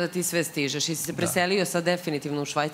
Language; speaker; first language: Serbian; native; Serbian